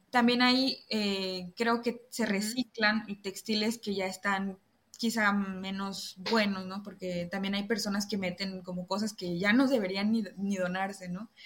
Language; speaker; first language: Spanish; native; Spanish